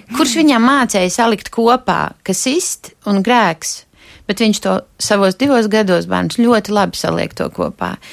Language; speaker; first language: Latvian; native; Latvian